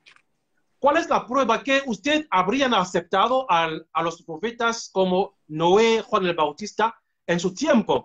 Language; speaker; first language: Spanish; non-native, fluent; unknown